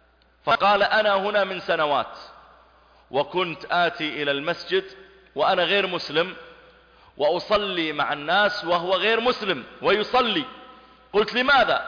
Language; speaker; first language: Arabic; native; Arabic